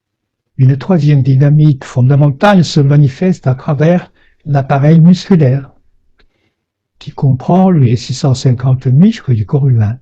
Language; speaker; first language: French; native; French